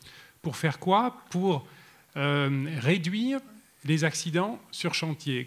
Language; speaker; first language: French; native; French